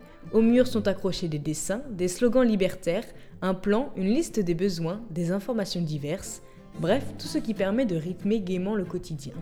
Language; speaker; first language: French; native; French